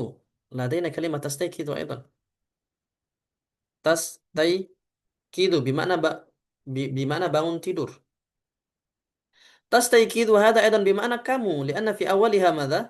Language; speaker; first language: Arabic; non-native, fluent; Indonesian